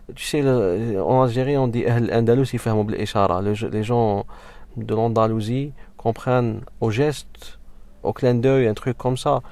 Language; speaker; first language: French; non-native, local second language; Arabic